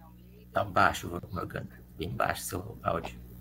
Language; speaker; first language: Portuguese; native; Portuguese